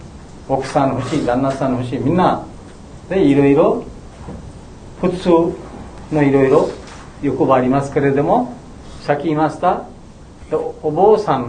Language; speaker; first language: Japanese; non-native, learner; Bangla